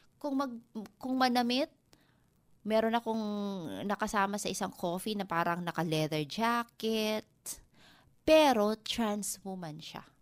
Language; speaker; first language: Filipino; non-native, local second language; Waray